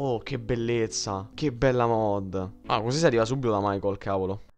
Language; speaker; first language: Italian; native; Italian